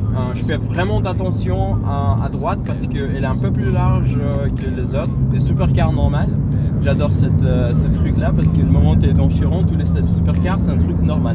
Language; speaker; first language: French; non-native, fluent; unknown